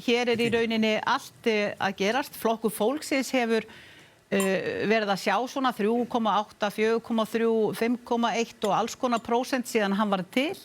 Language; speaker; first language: Icelandic; native; Icelandic